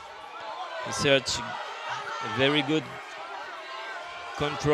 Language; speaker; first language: English; non-native, learner; French